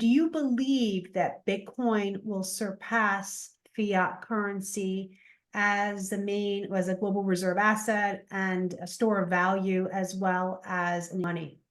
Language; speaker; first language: English; native; English